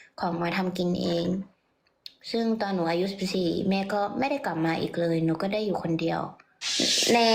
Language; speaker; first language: Thai; early bilingual, heritage; Thai